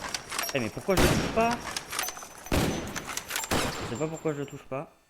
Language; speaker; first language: French; native; French